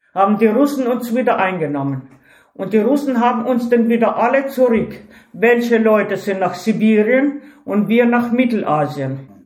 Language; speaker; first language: German; early bilingual, heritage; Ukrainian